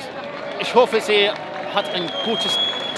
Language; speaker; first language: German; non-native, learner; English